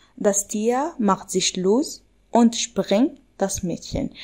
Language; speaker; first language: German; non-native, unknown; Arabic